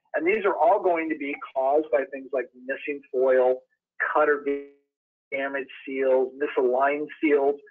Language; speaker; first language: English; native; English